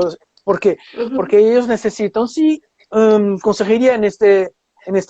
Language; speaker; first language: Spanish; non-native, fluent; Portuguese